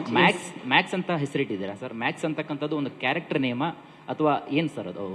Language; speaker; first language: Kannada; native; Kannada